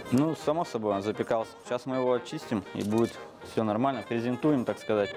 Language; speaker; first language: Russian; native; Russian